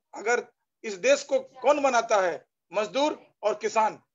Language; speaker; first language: Hindi; non-native, local second language; Bangla